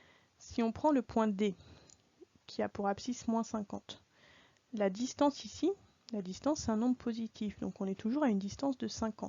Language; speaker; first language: French; native; French